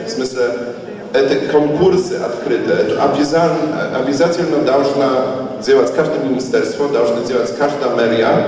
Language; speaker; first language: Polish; non-native, learner; Russian